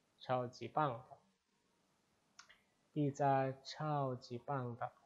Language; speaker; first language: Chinese; non-native, fluent; Indonesian